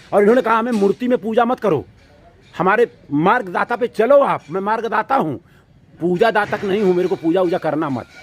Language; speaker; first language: Hindi; native; Hindi